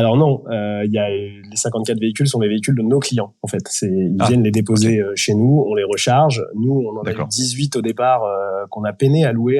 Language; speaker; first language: French; native; French